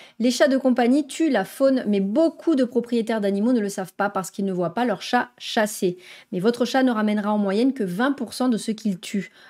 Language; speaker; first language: French; native; French